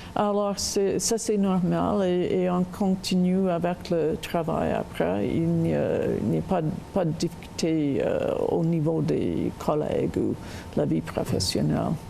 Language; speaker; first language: French; non-native, local second language; English